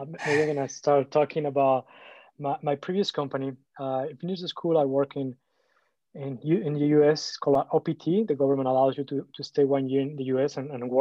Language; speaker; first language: English; non-native, fluent; Spanish